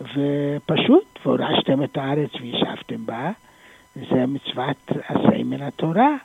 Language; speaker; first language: Hebrew; non-native, fluent; English